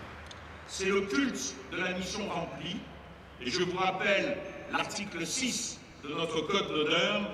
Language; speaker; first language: French; native; French